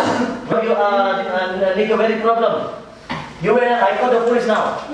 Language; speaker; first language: English; non-native, learner; Malay